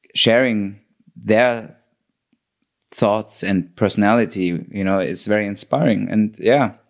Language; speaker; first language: English; non-native, fluent; German